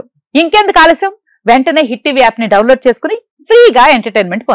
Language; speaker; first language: Telugu; native; Telugu